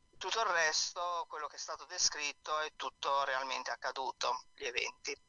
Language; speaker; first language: Italian; native; Italian